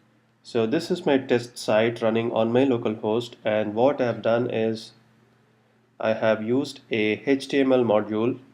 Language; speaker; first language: English; non-native, local second language; Telugu